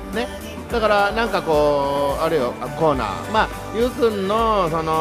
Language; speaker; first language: Japanese; native; Japanese